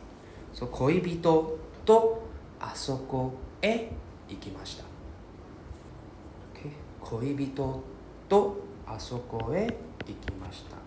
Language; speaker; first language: Japanese; non-native, fluent; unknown